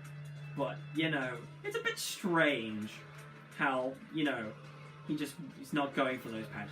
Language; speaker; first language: English; native; English